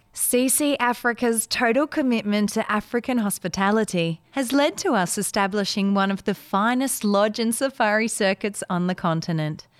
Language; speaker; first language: English; early bilingual, other home language; Dutch